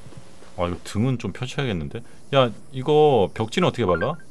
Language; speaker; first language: Korean; native; Korean